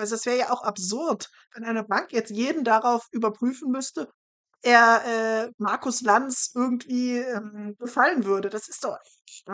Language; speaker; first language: German; native; German